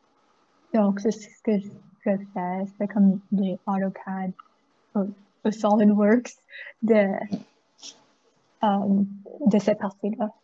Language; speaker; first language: French; non-native, learner; English